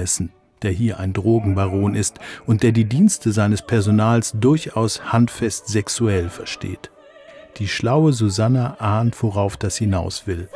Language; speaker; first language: German; native; German